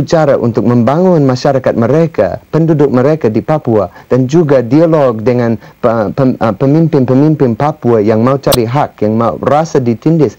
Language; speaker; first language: Indonesian; non-native, fluent; English